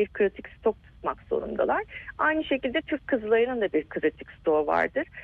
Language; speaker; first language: Turkish; native; Turkish